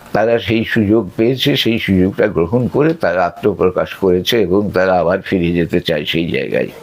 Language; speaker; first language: Bangla; early bilingual, other home language; Sylheti